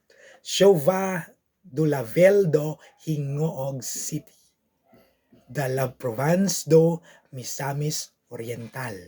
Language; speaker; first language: French; non-native, learner; Cebuano